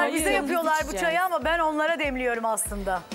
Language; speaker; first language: Turkish; native; Turkish